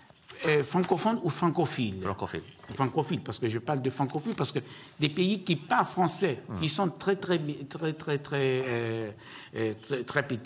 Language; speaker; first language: French; non-native, learner; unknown